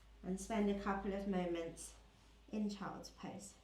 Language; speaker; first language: English; native; English